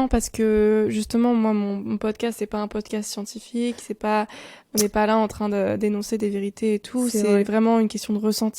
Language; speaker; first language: French; native; French